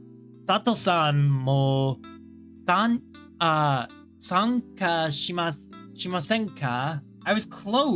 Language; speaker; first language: Japanese; non-native, learner; English